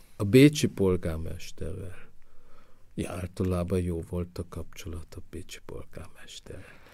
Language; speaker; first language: Hungarian; early bilingual, heritage; Hungarian